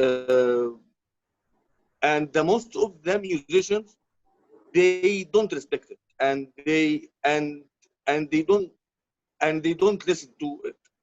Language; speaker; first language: English; non-native, learner; Arabic